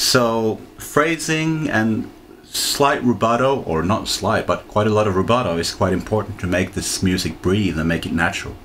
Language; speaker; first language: English; non-native, fluent; Norwegian